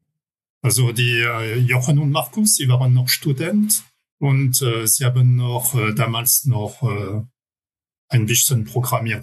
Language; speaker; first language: German; non-native, fluent; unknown